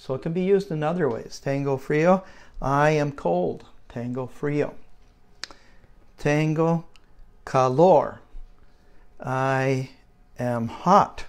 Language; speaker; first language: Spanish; non-native, learner; English